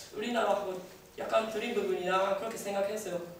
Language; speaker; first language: Korean; non-native, fluent; Japanese